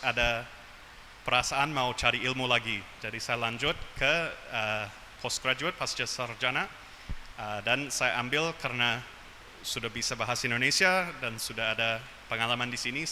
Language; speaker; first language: Indonesian; non-native, fluent; English